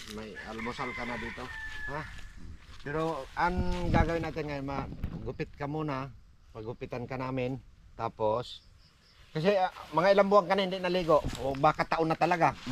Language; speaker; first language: Filipino; non-native, local second language; Cebuano